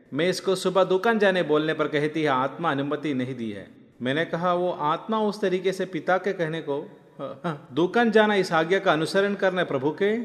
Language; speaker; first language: Hindi; non-native, local second language; Malayalam